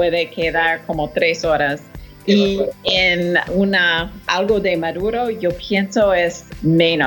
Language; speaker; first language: Spanish; non-native, fluent; English